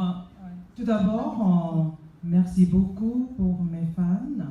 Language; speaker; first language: French; non-native, fluent; Korean